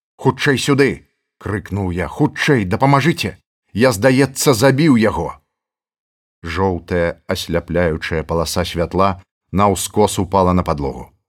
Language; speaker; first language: Belarusian; native; Belarusian